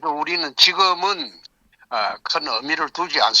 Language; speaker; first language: Korean; native; Korean